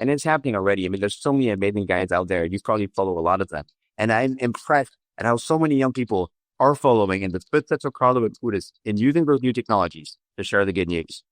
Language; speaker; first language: English; non-native, fluent; French